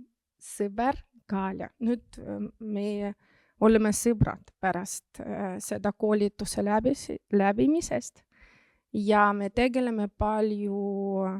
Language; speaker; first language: Estonian; non-native, local second language; Russian